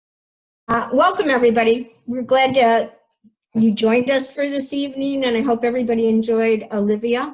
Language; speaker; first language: English; native; English